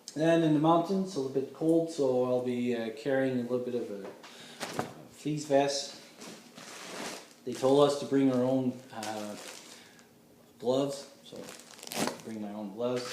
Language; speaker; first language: English; non-native, fluent; French